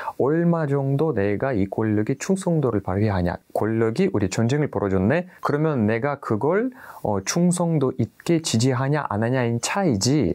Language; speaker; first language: Korean; non-native, fluent; Russian